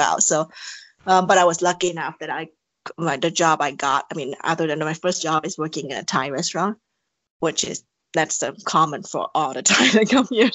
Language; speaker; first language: English; non-native, fluent; Thai